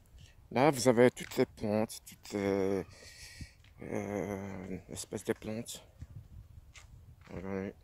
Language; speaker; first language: French; non-native, fluent; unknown